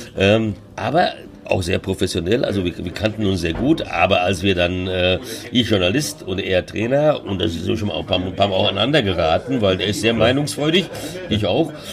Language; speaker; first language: German; early bilingual, other home language; Hungarian